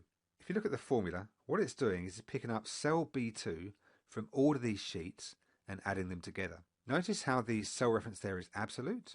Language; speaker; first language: English; native; English